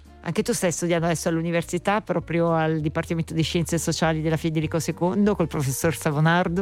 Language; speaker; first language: Italian; native; Italian